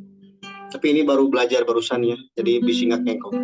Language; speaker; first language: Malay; non-native, local second language; Sundanese